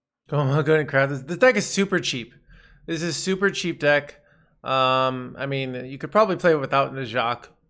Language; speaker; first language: English; native; English